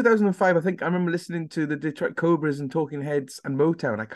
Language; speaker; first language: English; native; English